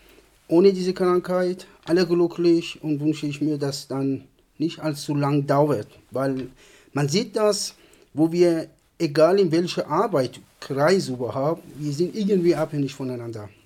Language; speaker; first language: German; non-native, fluent; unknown